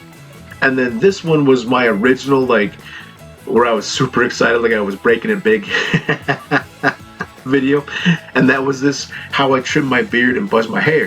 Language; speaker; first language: English; native; English